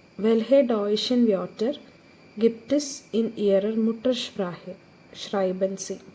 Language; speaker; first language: German; non-native, learner; Malayalam